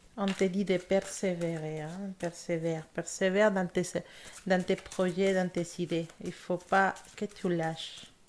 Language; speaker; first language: French; non-native, fluent; Spanish